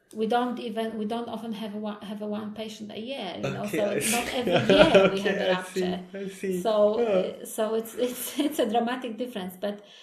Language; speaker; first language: English; non-native, fluent; Polish